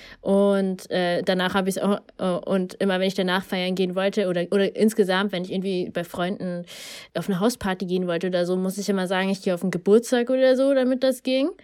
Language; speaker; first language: German; early bilingual, other home language; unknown